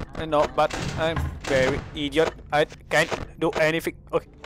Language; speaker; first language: English; non-native, learner; Italian